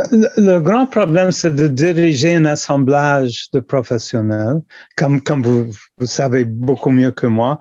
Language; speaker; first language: French; non-native, local second language; English